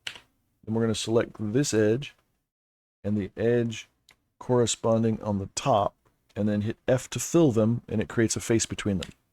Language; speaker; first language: English; native; English